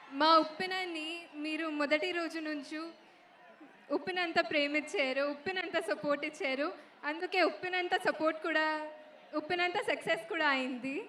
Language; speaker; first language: Telugu; non-native, local second language; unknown